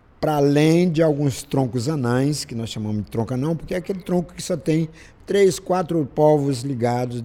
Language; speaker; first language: Portuguese; non-native, local second language; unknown